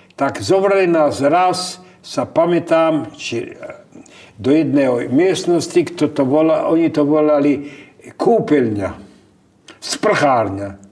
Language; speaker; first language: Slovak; native; Slovak